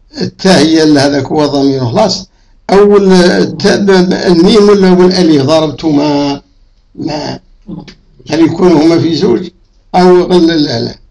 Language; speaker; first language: Arabic; native; Arabic